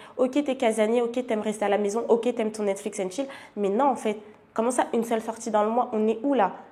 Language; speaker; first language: French; native; French